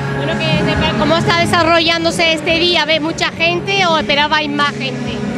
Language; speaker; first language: Spanish; native; Spanish